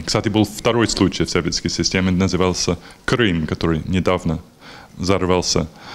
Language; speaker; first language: Russian; non-native, fluent; English